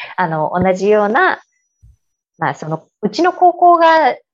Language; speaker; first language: Japanese; native; Japanese